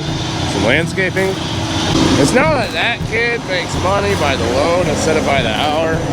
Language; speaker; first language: English; native; English